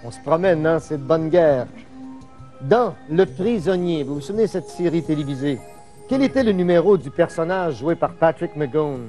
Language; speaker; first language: French; native; French